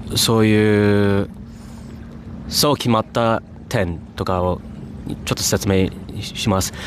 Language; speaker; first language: Japanese; non-native, fluent; English